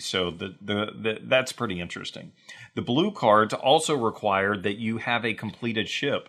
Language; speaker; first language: English; native; English